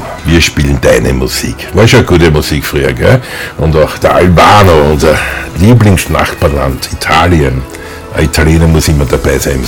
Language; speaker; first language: German; native; German